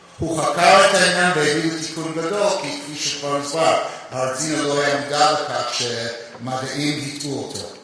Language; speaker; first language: Hebrew; non-native, fluent; English